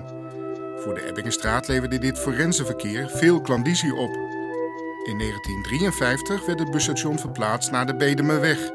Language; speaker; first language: Dutch; native; Dutch